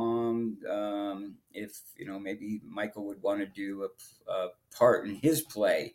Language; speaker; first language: English; native; English